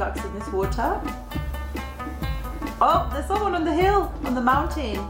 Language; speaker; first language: English; early bilingual, other home language; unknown